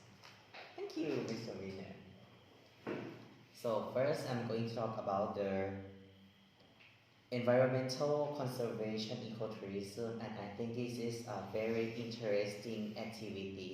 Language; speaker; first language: English; non-native, learner; Thai